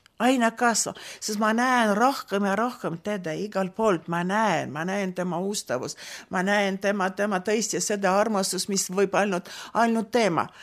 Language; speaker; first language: Estonian; non-native, local second language; Russian